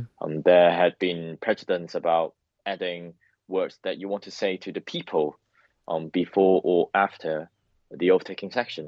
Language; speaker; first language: English; non-native, local second language; Cantonese